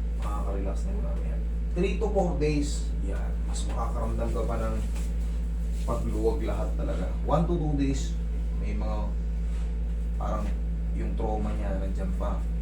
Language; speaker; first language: Filipino; native; Filipino